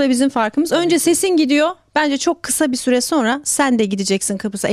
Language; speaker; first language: Turkish; native; Turkish